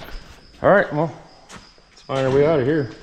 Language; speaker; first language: English; native; English